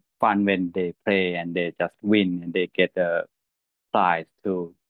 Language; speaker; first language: English; non-native, learner; Thai